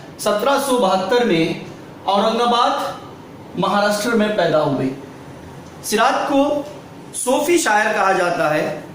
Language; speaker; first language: Urdu; native; Urdu